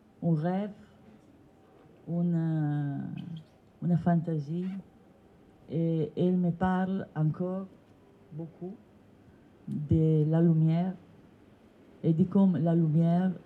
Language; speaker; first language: French; non-native, learner; Italian